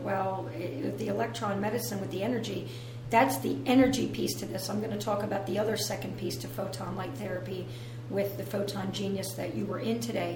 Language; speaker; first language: English; native; English